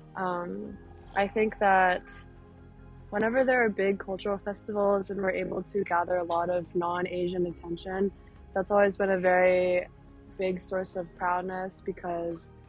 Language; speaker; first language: English; native; English